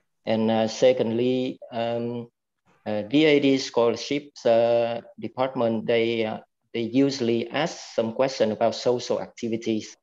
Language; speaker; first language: English; non-native, fluent; Vietnamese